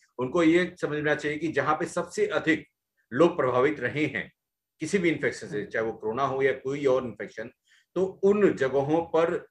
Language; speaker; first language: Hindi; native; Hindi